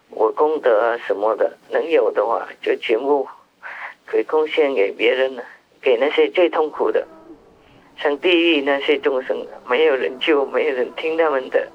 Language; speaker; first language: Chinese; non-native, fluent; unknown